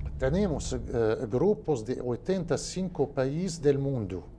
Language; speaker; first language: Portuguese; non-native, learner; Arabic